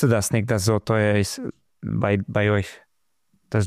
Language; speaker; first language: German; non-native, fluent; Romanian